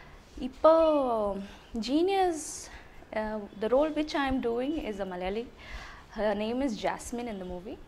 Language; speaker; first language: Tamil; non-native, learner; English